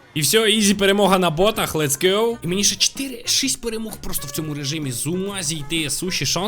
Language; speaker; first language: Ukrainian; non-native, local second language; Russian